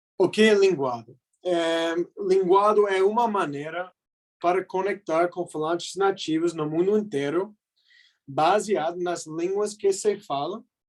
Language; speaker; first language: Portuguese; non-native, fluent; English